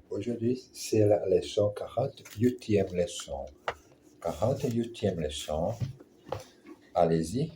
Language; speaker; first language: French; non-native, learner; German